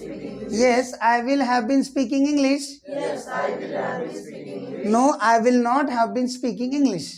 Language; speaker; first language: English; non-native, local second language; Marathi